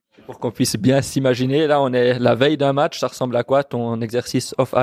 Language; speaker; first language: French; native; French